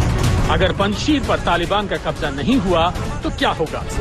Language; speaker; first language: Hindi; native; Hindi